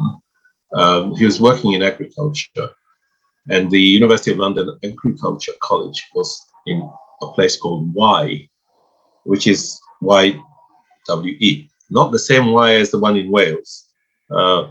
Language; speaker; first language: English; non-native, local second language; Swahili